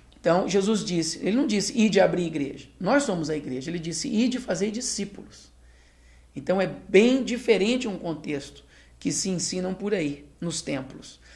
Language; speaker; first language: Portuguese; native; Portuguese